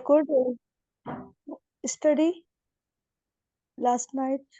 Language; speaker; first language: English; non-native, learner; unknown